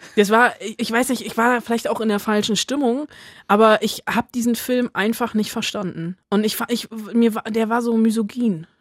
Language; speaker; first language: German; native; German